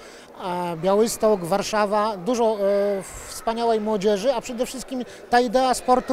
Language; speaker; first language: Polish; native; Polish